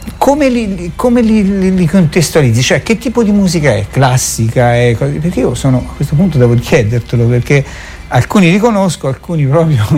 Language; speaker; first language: Italian; native; Italian